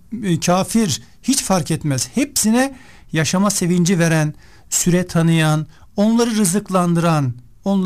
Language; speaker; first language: Turkish; native; Turkish